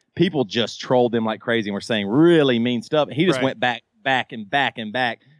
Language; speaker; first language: English; native; English